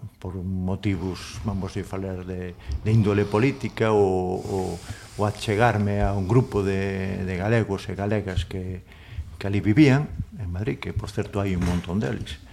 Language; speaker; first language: Galician; non-native, local second language; Spanish